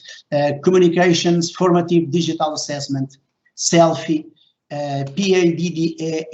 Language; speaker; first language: English; non-native, fluent; Portuguese